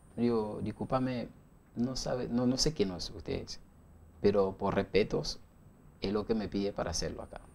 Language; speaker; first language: Spanish; non-native, learner; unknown